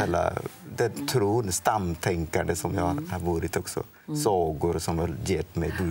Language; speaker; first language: Swedish; non-native, fluent; Odia